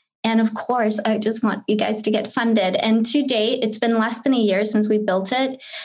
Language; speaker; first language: English; early bilingual, other home language; Spanish